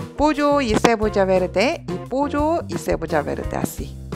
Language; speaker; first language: Spanish; non-native, learner; Korean